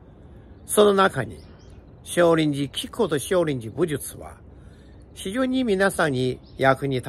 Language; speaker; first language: Japanese; non-native, learner; Chinese